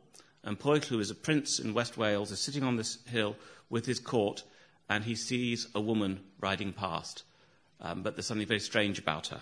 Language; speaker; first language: English; native; English